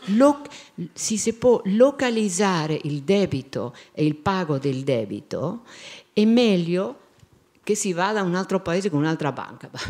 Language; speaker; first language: Italian; non-native, fluent; Spanish